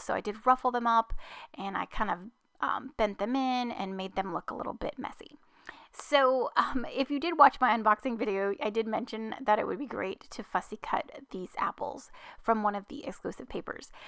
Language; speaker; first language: English; native; English